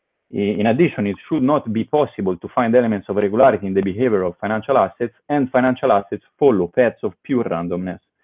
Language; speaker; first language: English; non-native, fluent; Italian